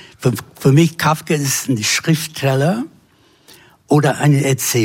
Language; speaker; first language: German; non-native, fluent; English